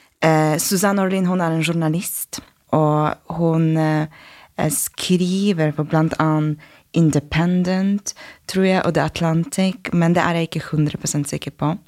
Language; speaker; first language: Norwegian; non-native, fluent; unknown